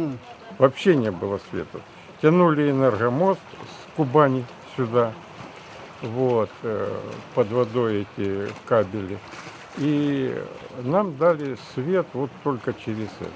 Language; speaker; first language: Russian; native; Russian